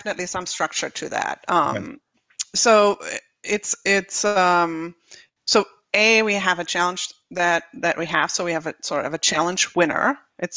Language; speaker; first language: English; non-native, fluent; German